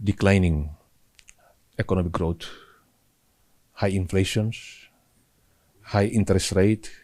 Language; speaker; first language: English; non-native, learner; Indonesian